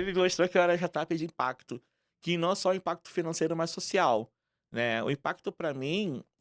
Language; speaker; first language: Portuguese; native; Portuguese